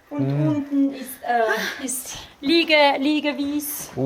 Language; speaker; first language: German; non-native, local second language; Ladin